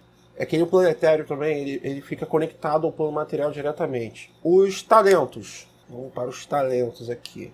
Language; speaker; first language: Portuguese; native; Portuguese